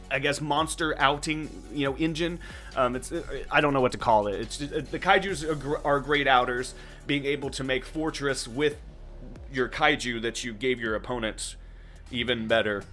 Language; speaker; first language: English; native; English